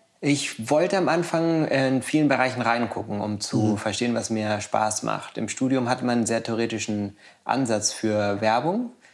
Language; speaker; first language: German; non-native, fluent; Spanish